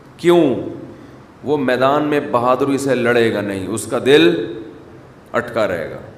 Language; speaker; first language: Urdu; native; Urdu